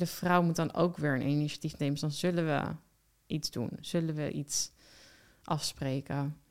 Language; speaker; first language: Dutch; native; Dutch